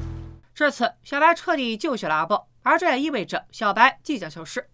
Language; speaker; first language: Chinese; native; Chinese